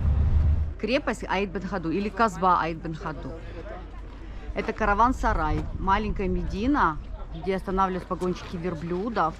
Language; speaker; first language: Russian; native; Russian